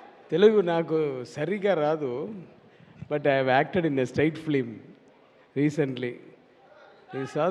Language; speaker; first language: Telugu; non-native, learner; Tamil